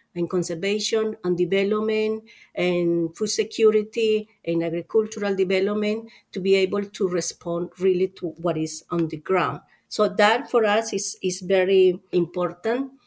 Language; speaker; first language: English; non-native, fluent; Spanish